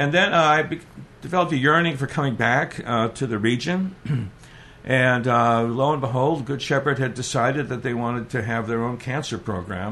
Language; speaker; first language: English; native; English